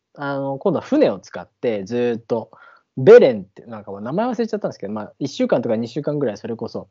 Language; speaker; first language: Japanese; native; Japanese